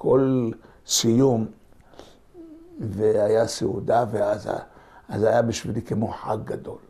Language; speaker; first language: Hebrew; non-native, local second language; Ladino